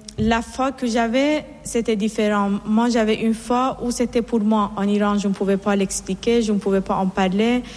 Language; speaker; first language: French; non-native, fluent; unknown